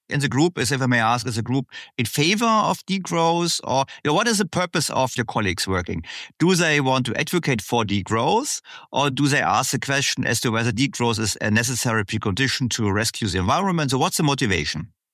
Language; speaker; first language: English; non-native, fluent; German